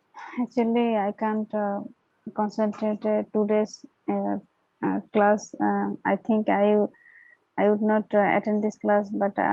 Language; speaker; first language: English; non-native, learner; Bangla